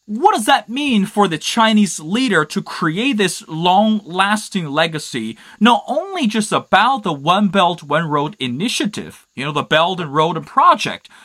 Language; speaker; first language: English; non-native, fluent; Chinese